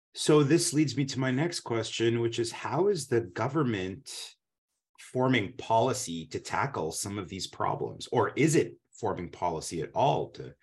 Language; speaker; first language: English; native; English